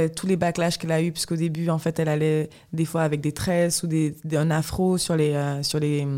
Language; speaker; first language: French; native; French